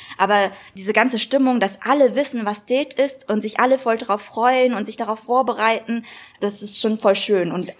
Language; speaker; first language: German; early bilingual, other home language; Vietnamese